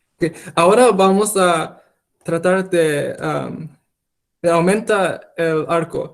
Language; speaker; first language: Spanish; non-native, fluent; English